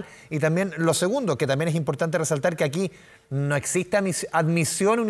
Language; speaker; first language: Spanish; native; Spanish